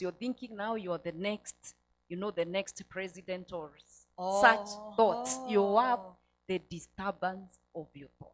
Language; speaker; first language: English; non-native, local second language; Swahili